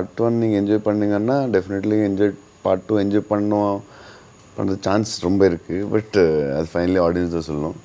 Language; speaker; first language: Tamil; non-native, learner; Telugu